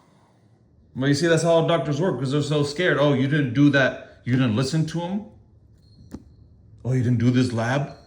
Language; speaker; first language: English; native; English